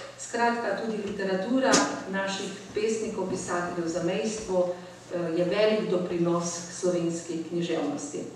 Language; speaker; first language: Slovenian; native; Slovenian